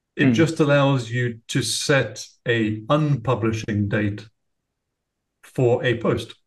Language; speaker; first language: English; native; English